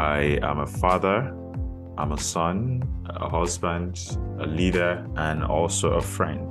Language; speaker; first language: English; non-native, local second language; Yoruba